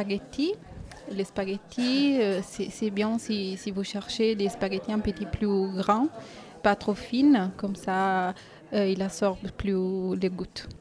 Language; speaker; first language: French; non-native, fluent; Italian